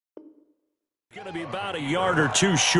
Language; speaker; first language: English; native; English